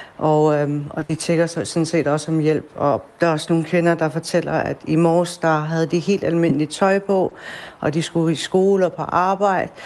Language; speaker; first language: Danish; early bilingual, other home language; Persian